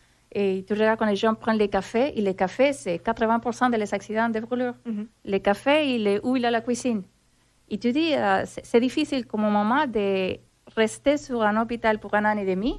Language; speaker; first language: French; non-native, fluent; Spanish